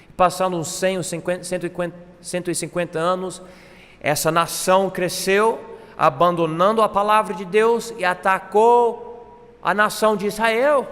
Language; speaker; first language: Portuguese; non-native, fluent; English